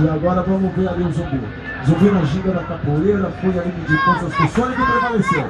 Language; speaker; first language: Portuguese; native; Portuguese